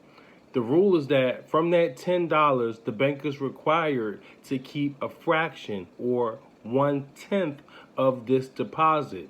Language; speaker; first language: English; native; English